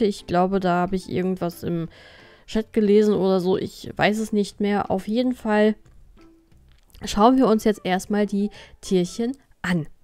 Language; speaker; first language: German; native; German